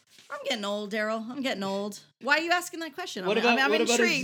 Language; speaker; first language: English; native; English